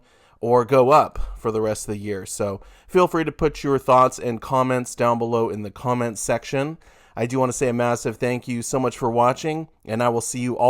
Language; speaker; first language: English; native; English